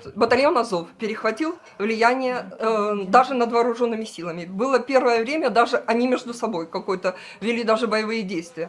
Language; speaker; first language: Russian; native; Russian